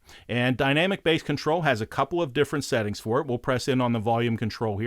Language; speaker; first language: English; native; English